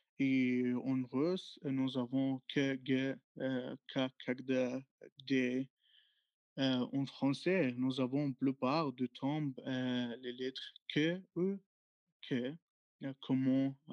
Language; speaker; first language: French; non-native, fluent; Arabic